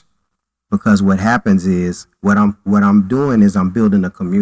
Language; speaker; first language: English; native; English